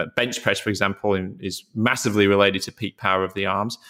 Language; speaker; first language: English; native; English